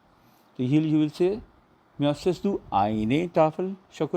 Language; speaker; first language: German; non-native, learner; Hindi